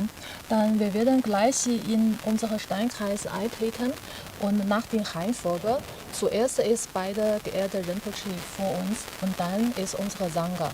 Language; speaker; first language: German; non-native, fluent; Chinese